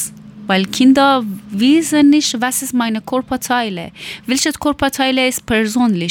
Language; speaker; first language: German; non-native, learner; Persian